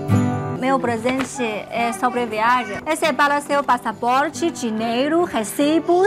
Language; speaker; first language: Portuguese; non-native, fluent; Chinese